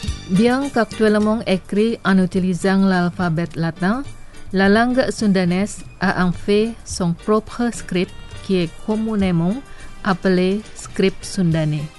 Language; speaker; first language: French; non-native, fluent; Indonesian